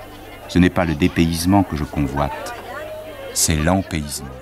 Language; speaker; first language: French; native; French